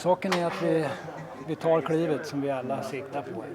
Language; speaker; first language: Swedish; native; Swedish